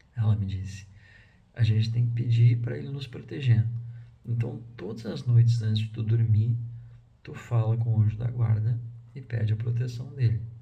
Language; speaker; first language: Portuguese; native; Portuguese